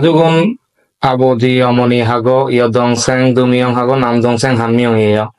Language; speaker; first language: Korean; non-native, learner; Bangla